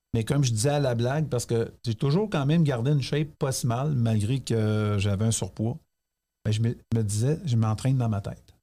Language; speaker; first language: French; native; French